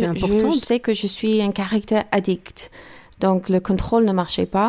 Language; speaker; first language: French; non-native, learner; English